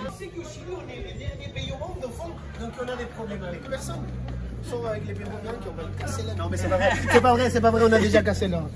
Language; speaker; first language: French; non-native, fluent; Spanish